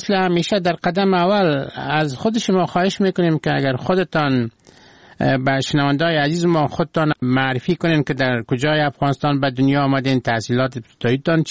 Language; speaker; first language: Persian; native; Persian